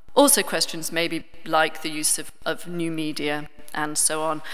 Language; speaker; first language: English; native; English